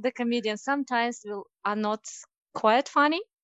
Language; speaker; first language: English; non-native, fluent; Russian